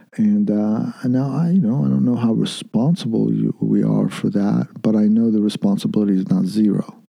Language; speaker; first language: English; early bilingual, other home language; Arabic